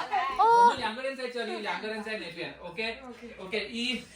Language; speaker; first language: Chinese; non-native, learner; Hindi